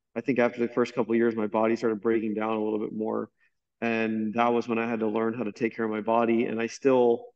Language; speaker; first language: English; native; English